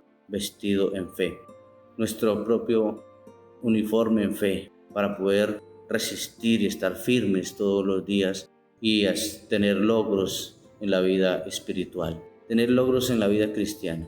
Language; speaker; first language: Spanish; native; Spanish